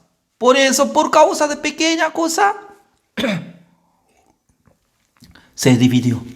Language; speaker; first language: Spanish; non-native, learner; Korean